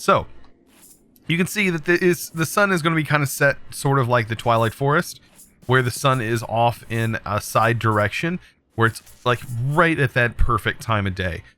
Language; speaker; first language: English; native; English